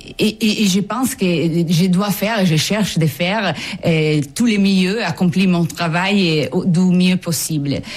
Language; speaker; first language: French; non-native, fluent; Italian